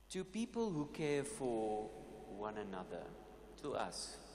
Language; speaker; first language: English; non-native, local second language; Afrikaans